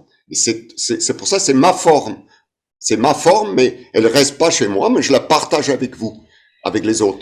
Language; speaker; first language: French; non-native, fluent; German